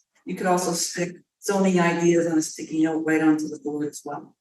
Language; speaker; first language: English; native; English